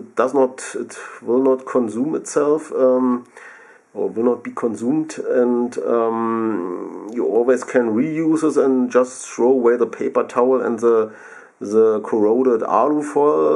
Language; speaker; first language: English; non-native, fluent; German